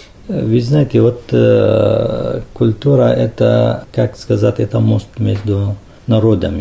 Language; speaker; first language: Russian; non-native, fluent; Arabic